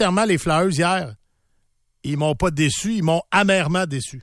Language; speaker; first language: French; native; French